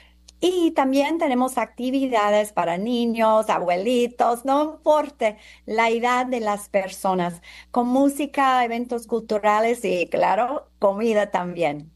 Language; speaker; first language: Spanish; non-native, fluent; English